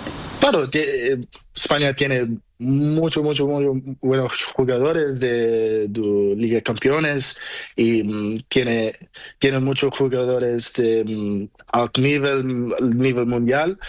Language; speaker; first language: Spanish; non-native, learner; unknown